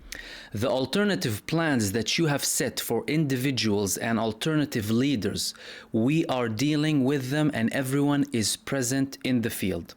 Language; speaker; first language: English; non-native, fluent; Arabic